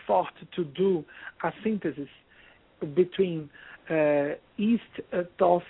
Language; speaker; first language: English; non-native, learner; Portuguese